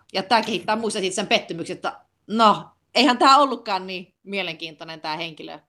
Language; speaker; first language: Finnish; early bilingual, heritage; Finnish